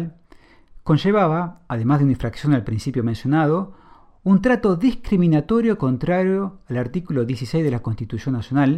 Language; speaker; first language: Spanish; native; Spanish